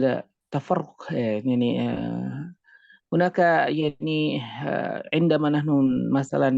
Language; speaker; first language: Arabic; non-native, learner; Indonesian